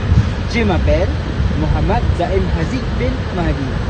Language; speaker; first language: French; non-native, learner; Malay